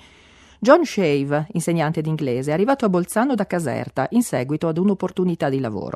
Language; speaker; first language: Italian; native; Italian